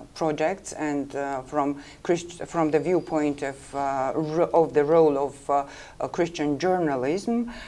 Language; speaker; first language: English; non-native, fluent; Georgian